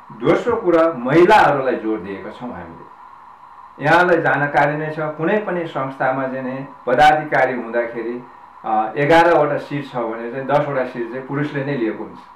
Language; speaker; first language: Nepali; non-native, local second language; Sherpa